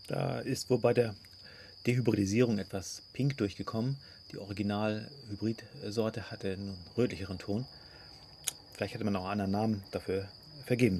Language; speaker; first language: German; native; German